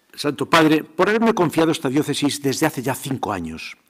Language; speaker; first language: Spanish; native; Spanish